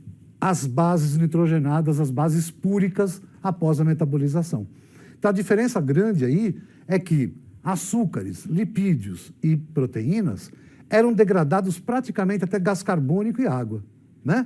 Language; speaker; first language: Portuguese; native; Portuguese